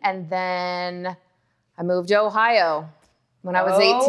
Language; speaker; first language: English; native; English